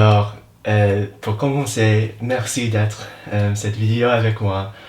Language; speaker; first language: French; non-native, learner; English